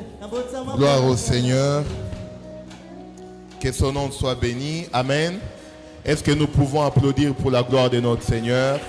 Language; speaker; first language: French; non-native, local second language; Lingala